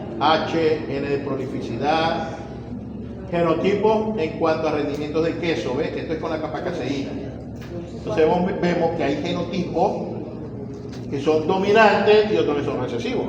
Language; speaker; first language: Spanish; native; Spanish